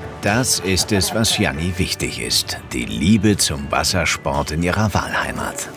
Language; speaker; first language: German; native; German